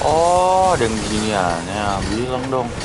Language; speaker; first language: Indonesian; native; Indonesian